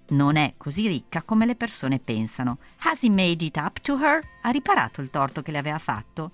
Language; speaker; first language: Italian; native; Italian